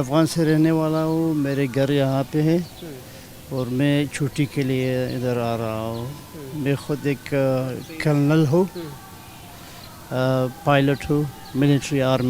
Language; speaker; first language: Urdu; non-native, learner; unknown